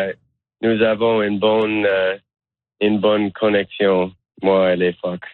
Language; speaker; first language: French; non-native, learner; English